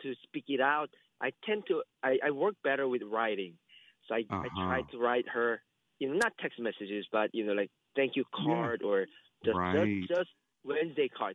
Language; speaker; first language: English; non-native, fluent; Korean